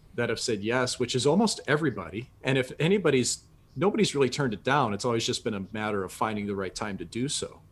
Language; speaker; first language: English; native; English